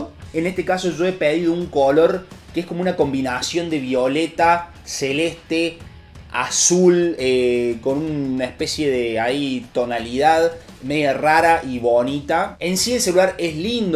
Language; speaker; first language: Spanish; native; Spanish